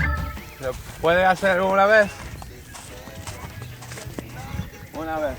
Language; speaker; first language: Spanish; non-native, learner; English